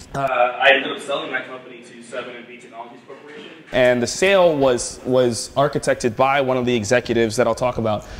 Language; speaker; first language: English; native; English